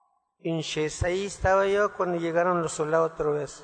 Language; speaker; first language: Spanish; non-native, local second language; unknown